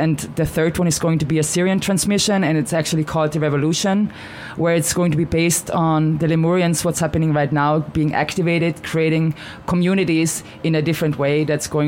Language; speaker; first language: English; non-native, fluent; German